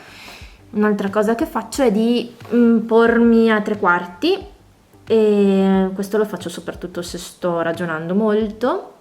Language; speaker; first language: Italian; native; Italian